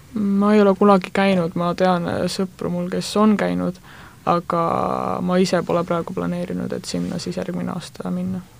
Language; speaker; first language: Estonian; native; Estonian